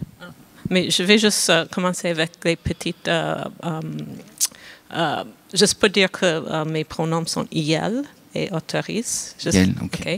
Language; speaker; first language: French; non-native, fluent; English